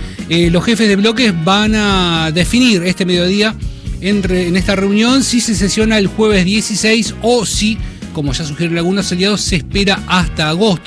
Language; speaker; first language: Spanish; native; Spanish